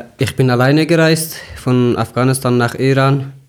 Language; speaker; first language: German; non-native, learner; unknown